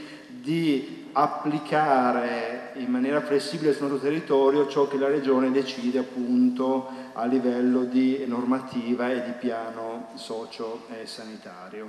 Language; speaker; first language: Italian; native; Italian